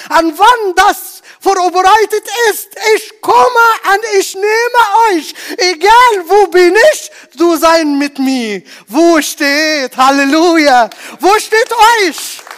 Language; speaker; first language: German; non-native, learner; Arabic